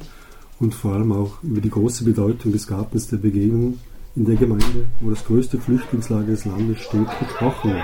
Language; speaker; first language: German; native; German